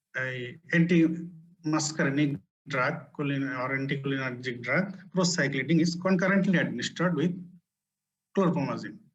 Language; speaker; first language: English; non-native, local second language; Bangla